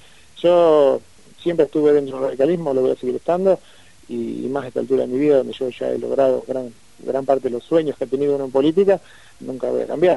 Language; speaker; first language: Spanish; native; Spanish